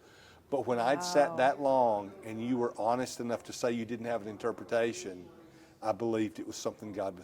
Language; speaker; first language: English; native; English